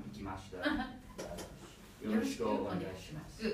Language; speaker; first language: Japanese; non-native, learner; English